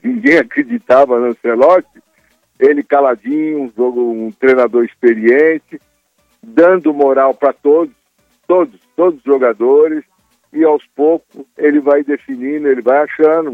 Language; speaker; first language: Portuguese; native; Portuguese